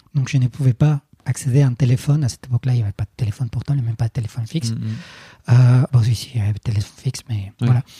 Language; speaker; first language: French; non-native, fluent; Spanish